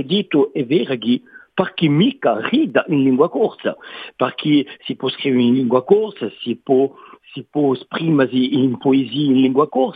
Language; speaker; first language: French; native; French